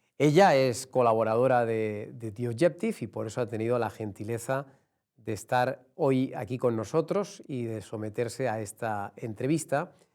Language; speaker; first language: Spanish; native; Spanish